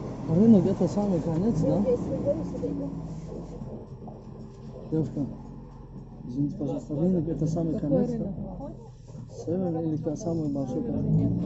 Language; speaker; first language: Russian; non-native, fluent; Tajik